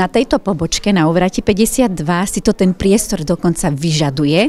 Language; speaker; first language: Slovak; native; Slovak